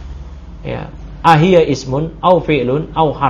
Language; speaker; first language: Arabic; non-native, fluent; Indonesian